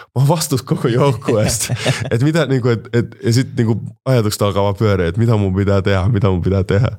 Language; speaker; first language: Finnish; native; Finnish